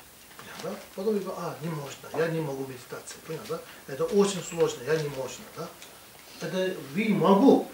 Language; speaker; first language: Russian; non-native, learner; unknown